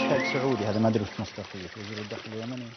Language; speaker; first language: Arabic; native; Arabic